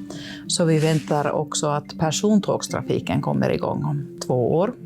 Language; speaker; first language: Swedish; non-native, local second language; Finnish